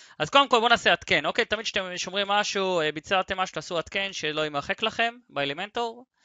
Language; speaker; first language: Hebrew; native; Hebrew